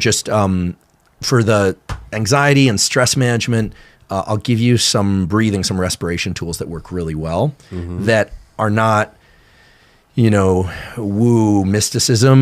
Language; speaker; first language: English; native; English